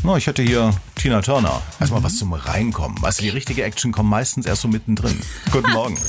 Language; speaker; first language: German; native; German